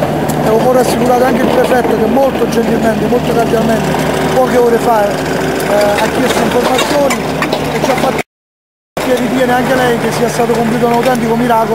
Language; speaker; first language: Italian; native; Italian